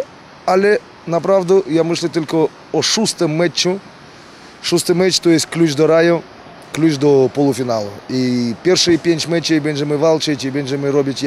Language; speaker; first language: Polish; non-native, fluent; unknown